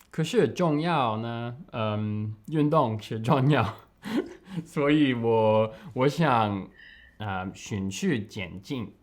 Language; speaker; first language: Chinese; non-native, learner; English